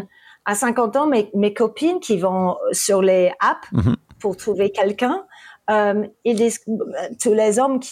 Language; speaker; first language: French; early bilingual, heritage; English